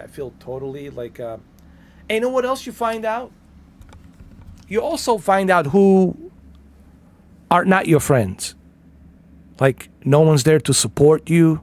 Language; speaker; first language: English; native; English